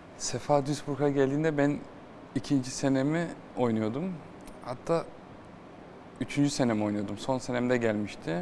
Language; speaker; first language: Turkish; early bilingual, heritage; Turkish